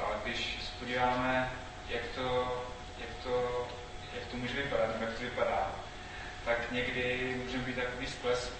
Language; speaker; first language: Czech; non-native, fluent; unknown